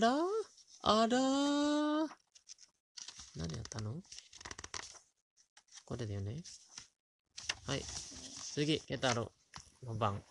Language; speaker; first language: Japanese; non-native, learner; Indonesian